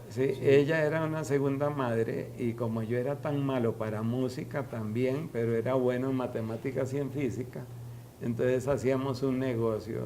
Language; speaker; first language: Spanish; early bilingual, other home language; Yiddish